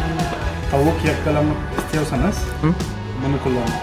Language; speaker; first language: Turkish; non-native, learner; Hindi